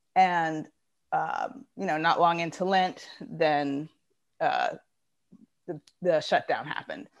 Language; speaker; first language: English; early bilingual, other home language; Ganda